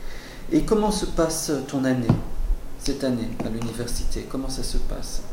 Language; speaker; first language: French; non-native, fluent; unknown